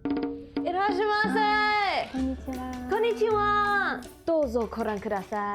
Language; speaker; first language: Japanese; non-native, learner; Chinese